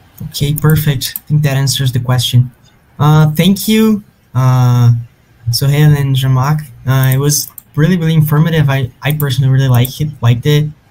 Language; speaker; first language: English; non-native, fluent; Portuguese